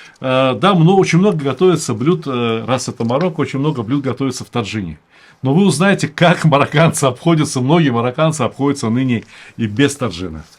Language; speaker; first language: Russian; native; Russian